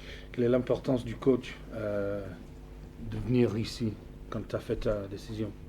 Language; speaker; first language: French; non-native, fluent; English